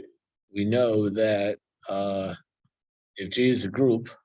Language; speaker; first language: English; native; English